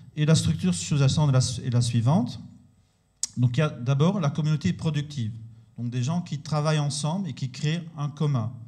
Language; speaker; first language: French; native; French